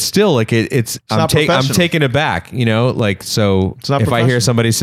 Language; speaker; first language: English; native; English